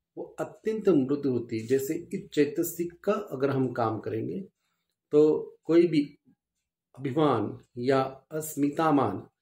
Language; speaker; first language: Hindi; non-native, local second language; Marathi